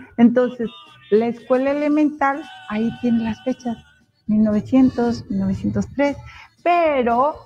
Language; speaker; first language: Spanish; native; Spanish